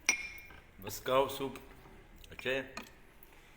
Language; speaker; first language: Hindi; non-native, learner; Pashto